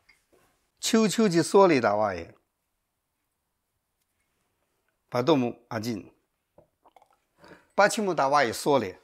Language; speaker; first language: Russian; non-native, learner; Chinese